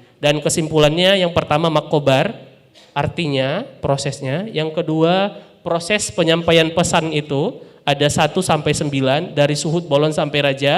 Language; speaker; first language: Indonesian; non-native, local second language; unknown